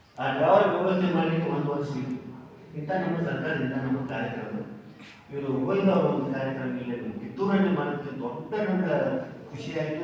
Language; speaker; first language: Kannada; non-native, local second language; Hindi